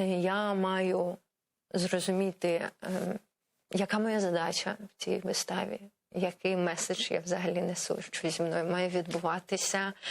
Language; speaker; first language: Ukrainian; non-native, local second language; Crimean Tatar